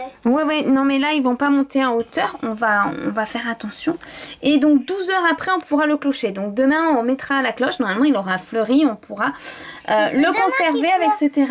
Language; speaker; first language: French; native; French